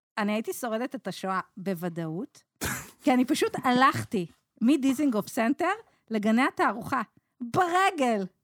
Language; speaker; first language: Hebrew; native; Hebrew